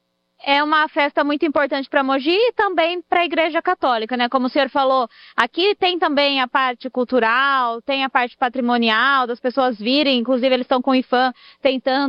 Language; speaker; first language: Portuguese; native; Portuguese